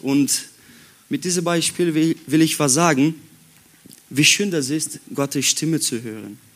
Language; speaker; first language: German; non-native, learner; Portuguese